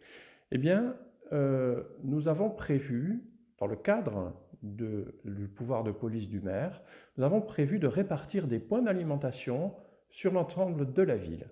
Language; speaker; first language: French; native; French